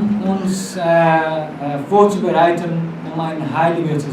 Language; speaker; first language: German; non-native, fluent; Portuguese